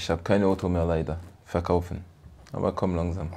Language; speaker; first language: German; non-native, learner; French